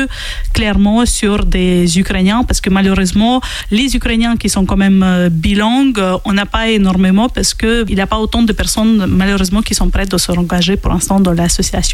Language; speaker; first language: French; non-native, fluent; Ukrainian